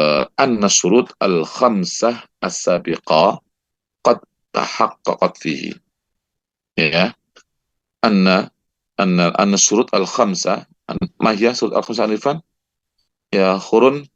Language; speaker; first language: Arabic; non-native, fluent; Indonesian